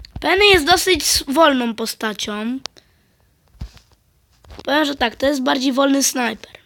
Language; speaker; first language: Polish; native; Polish